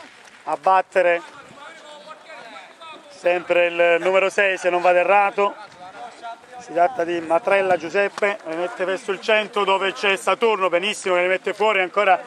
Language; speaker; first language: Italian; native; Italian